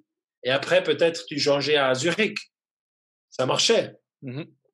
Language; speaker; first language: French; non-native, fluent; German